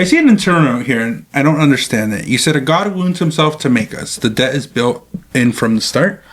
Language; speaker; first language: English; native; English